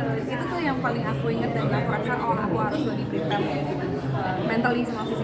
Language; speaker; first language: Indonesian; native; Indonesian